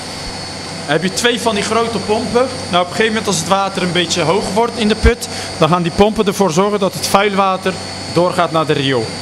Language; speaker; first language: Dutch; native; Dutch